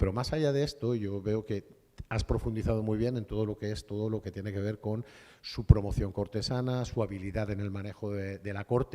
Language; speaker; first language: Spanish; native; Spanish